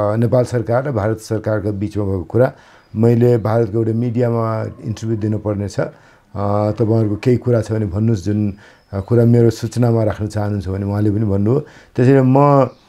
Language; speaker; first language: Nepali; native; Nepali